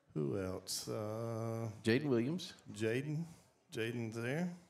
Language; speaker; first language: English; native; English